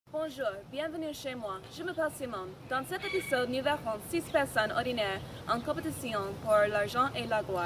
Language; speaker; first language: French; non-native, learner; English